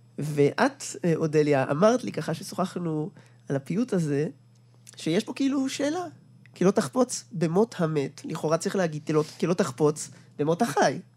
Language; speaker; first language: Hebrew; native; Hebrew